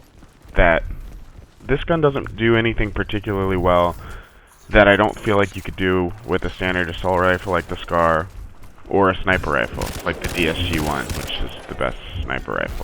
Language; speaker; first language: English; native; English